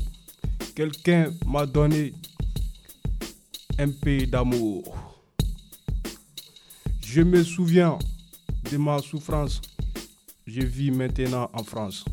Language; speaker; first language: French; non-native, learner; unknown